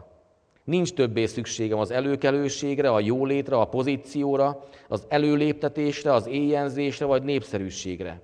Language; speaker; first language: Hungarian; native; Hungarian